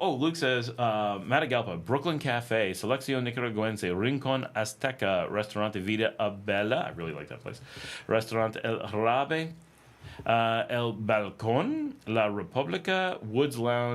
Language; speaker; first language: Spanish; non-native, learner; English